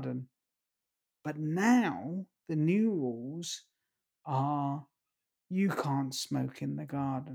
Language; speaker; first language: English; native; English